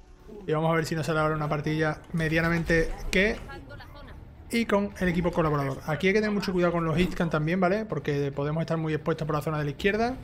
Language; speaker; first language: Spanish; native; Spanish